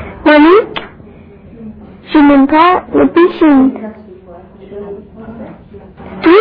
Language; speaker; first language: French; non-native, learner; English